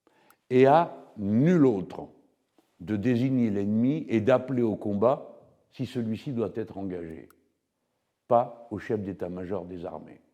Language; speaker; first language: French; native; French